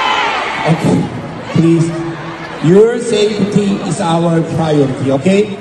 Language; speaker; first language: English; non-native, learner; Korean